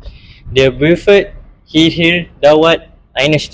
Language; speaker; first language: German; non-native, learner; Malay